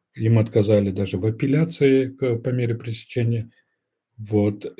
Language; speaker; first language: Russian; non-native, local second language; Kyrgyz